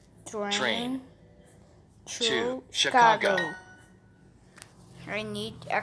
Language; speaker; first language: English; non-native, learner; Portuguese